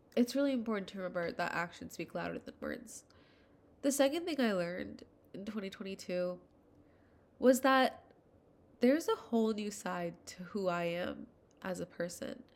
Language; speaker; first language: English; early bilingual, other home language; Hindi